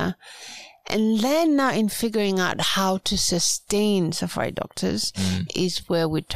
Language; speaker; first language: English; non-native, local second language; Swahili